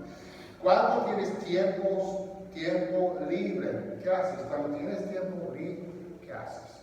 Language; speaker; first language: Spanish; non-native, learner; English